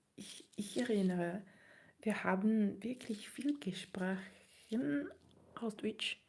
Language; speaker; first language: German; non-native, learner; Italian